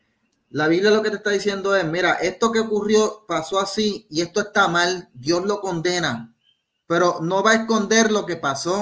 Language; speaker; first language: Spanish; native; Spanish